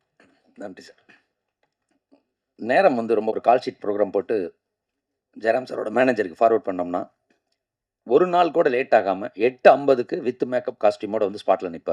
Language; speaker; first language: Tamil; native; Tamil